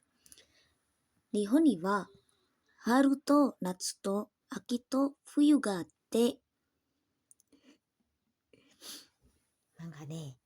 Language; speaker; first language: Japanese; non-native, learner; Indonesian